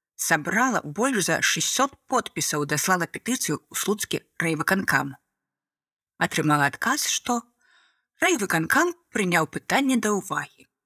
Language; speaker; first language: Belarusian; native; Belarusian